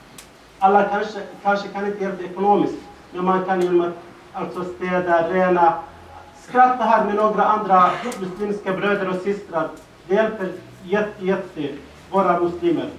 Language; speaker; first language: Swedish; non-native, fluent; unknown